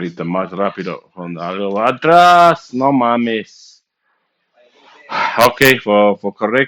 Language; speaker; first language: Spanish; non-native, learner; English